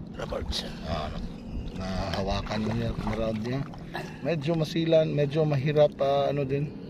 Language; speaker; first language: Filipino; non-native, local second language; Cebuano